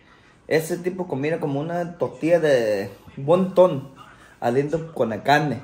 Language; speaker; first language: Spanish; non-native, learner; Chinese